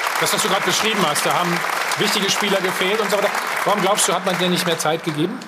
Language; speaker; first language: German; native; German